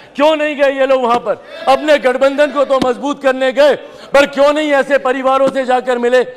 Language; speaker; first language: Hindi; native; Hindi